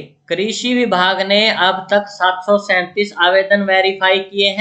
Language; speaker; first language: Hindi; native; Hindi